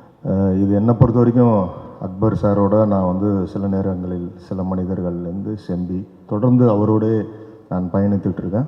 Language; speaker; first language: Tamil; native; Tamil